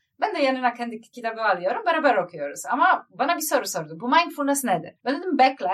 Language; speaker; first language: Turkish; non-native, learner; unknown